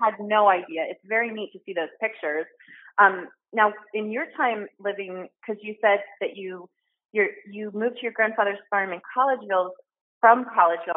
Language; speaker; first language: English; native; English